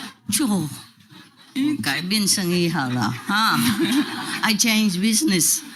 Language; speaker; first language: Chinese; non-native, fluent; Vietnamese